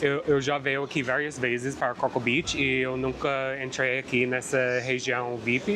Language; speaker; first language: Portuguese; non-native, fluent; English